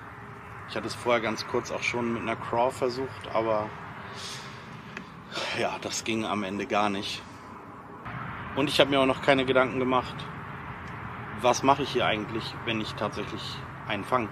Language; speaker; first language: German; native; German